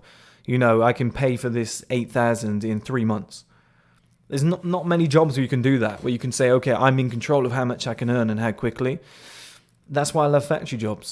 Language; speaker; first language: English; native; English